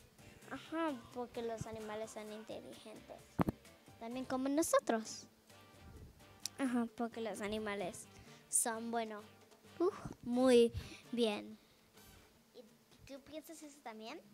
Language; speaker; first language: Spanish; early bilingual, heritage; Spanish